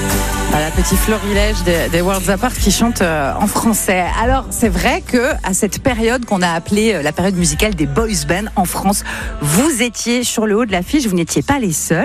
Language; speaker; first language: French; native; French